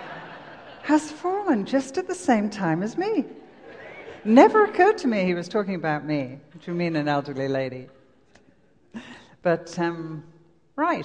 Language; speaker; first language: English; native; English